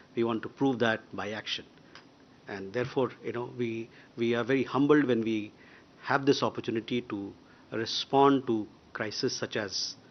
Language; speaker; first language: English; non-native, local second language; Hindi